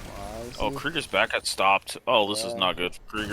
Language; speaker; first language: English; native; English